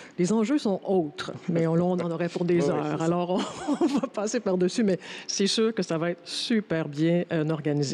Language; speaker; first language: French; native; French